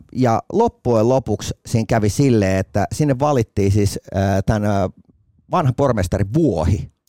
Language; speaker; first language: Finnish; native; Finnish